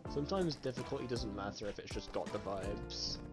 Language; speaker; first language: English; native; English